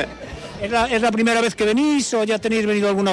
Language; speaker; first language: Spanish; non-native, local second language; Galician